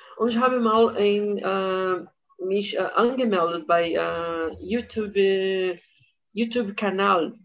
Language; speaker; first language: German; non-native, fluent; Portuguese